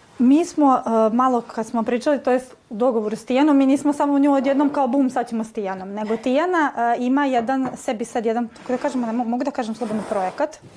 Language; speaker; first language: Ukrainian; early bilingual, heritage; Ukrainian